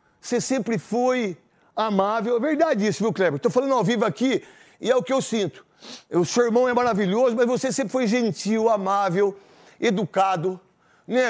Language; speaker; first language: Portuguese; native; Portuguese